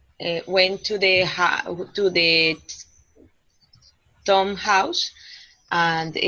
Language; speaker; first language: English; non-native, learner; Spanish